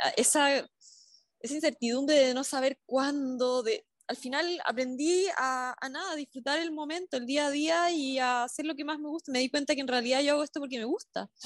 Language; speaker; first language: Spanish; native; Spanish